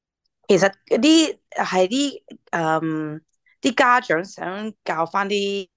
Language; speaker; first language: Cantonese; early bilingual, heritage; English